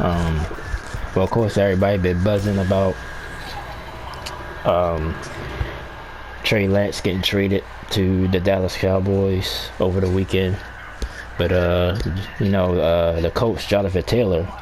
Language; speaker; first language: English; native; English